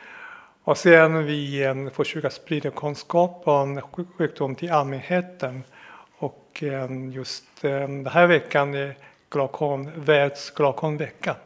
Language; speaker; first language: Swedish; non-native, fluent; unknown